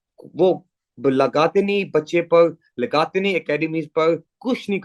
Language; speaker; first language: Hindi; early bilingual, heritage; English